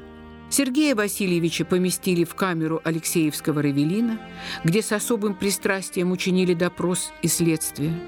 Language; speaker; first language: Russian; native; Russian